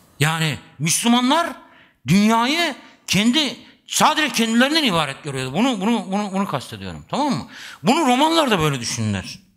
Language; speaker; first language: Turkish; native; Turkish